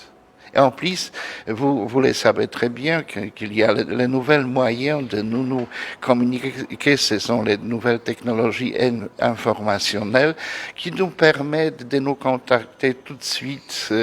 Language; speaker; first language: French; non-native, fluent; Polish